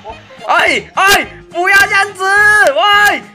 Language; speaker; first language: Chinese; native; Chinese